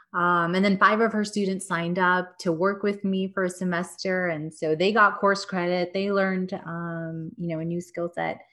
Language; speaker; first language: English; native; English